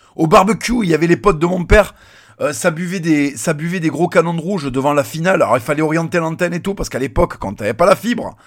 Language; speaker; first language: French; native; French